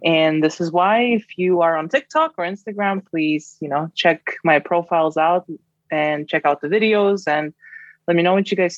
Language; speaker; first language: English; non-native, fluent; Kazakh